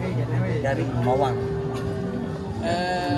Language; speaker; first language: Indonesian; non-native, local second language; Balinese